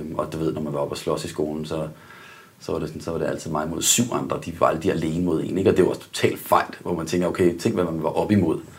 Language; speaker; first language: Danish; native; Danish